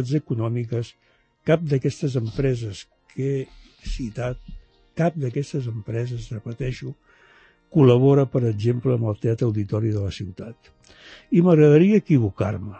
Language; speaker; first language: Catalan; native; Catalan